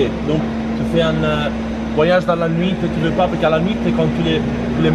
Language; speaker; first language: French; non-native, fluent; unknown